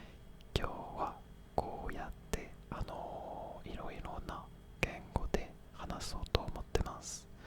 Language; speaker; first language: Japanese; non-native, fluent; French